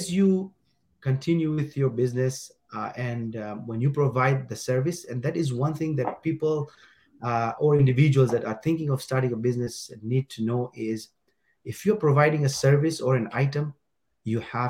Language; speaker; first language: English; non-native, local second language; Gujarati